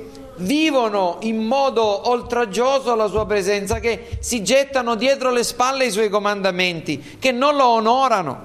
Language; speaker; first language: Italian; native; Italian